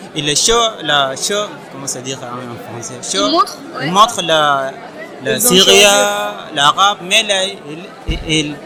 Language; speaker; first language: French; non-native, fluent; Arabic